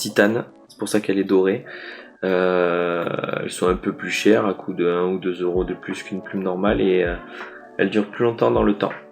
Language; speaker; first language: French; native; French